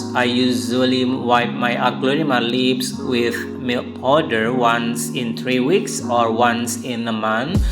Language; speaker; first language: English; non-native, learner; Indonesian